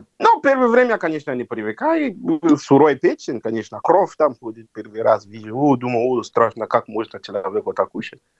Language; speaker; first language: Russian; non-native, learner; Yoruba